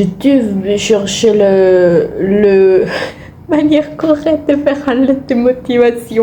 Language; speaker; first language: French; non-native, learner; Spanish